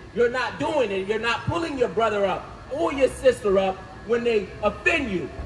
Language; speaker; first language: English; native; English